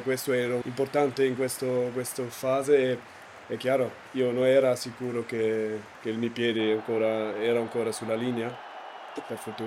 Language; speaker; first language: Italian; non-native, learner; German